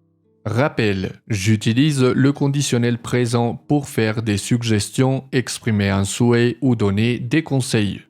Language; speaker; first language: French; non-native, fluent; Spanish